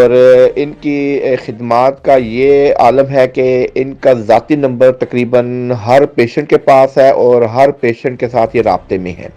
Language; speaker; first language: Urdu; native; Urdu